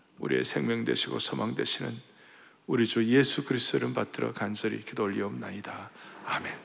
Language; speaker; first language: Korean; native; Korean